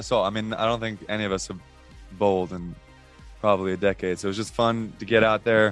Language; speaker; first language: English; native; English